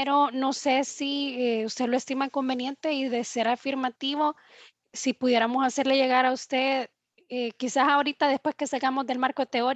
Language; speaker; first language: Spanish; native; Spanish